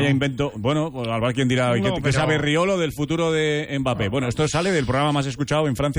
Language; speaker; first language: Spanish; native; Spanish